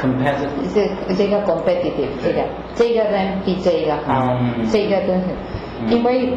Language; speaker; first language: Chinese; non-native, learner; Spanish